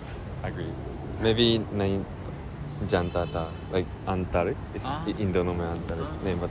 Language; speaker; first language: Hindi; non-native, fluent; Japanese